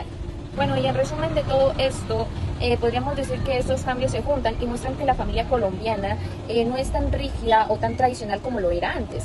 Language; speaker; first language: Spanish; native; Spanish